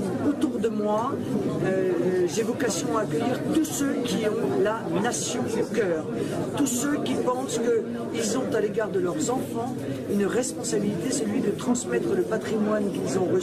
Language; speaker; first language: French; native; French